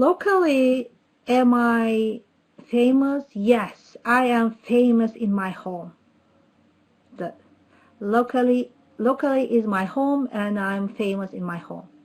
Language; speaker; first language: English; non-native, learner; Turkish